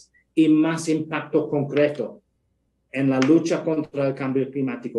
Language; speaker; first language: Spanish; non-native, fluent; English